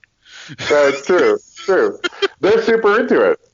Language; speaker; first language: English; native; English